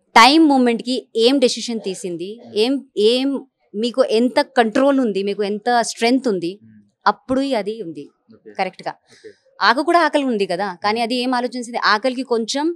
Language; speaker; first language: Telugu; non-native, local second language; Hindi